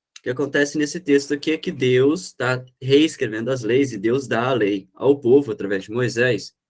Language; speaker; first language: Portuguese; native; Portuguese